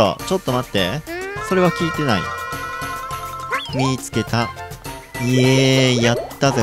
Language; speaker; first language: Japanese; native; Japanese